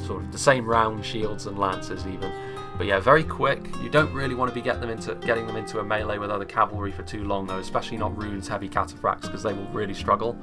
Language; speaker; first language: English; native; English